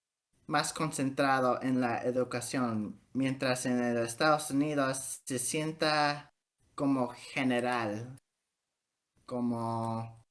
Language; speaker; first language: Spanish; early bilingual, heritage; Spanish